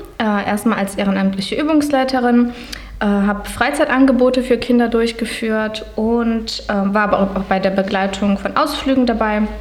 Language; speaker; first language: German; native; German